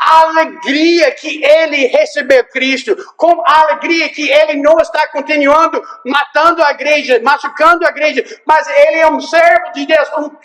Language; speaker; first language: Portuguese; non-native, fluent; English